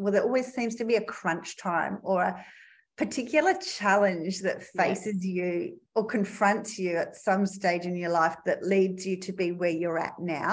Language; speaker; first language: English; native; English